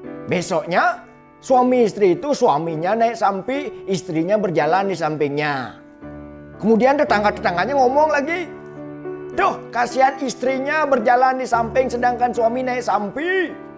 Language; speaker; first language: Indonesian; non-native, local second language; Balinese